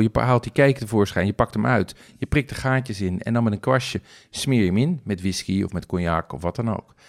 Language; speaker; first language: Dutch; native; Dutch